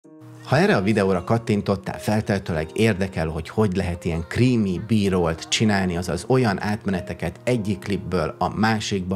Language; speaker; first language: Hungarian; native; Hungarian